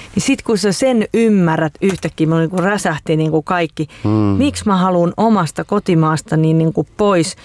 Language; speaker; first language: Finnish; native; Finnish